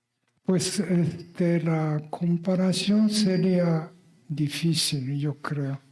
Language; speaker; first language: Spanish; non-native, fluent; Japanese